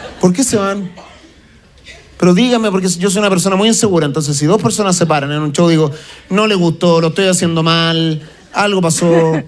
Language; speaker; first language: Spanish; native; Spanish